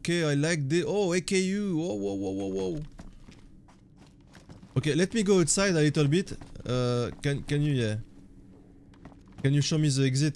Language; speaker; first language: English; non-native, learner; French